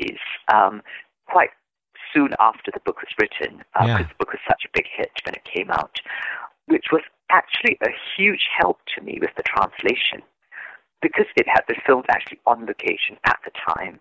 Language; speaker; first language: English; native; English